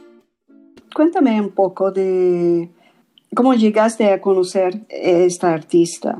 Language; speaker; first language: Spanish; non-native, fluent; English